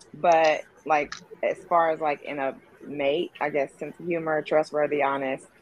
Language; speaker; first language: English; native; English